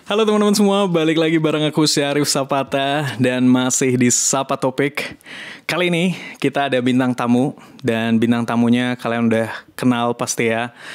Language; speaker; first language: Indonesian; native; Indonesian